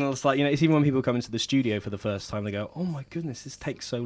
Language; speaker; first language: English; native; English